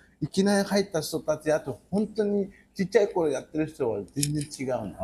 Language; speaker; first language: Japanese; non-native, fluent; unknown